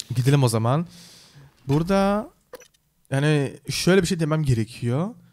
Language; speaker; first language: Turkish; early bilingual, heritage; Turkish